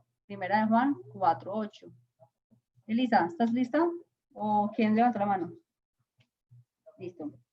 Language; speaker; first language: Spanish; native; Spanish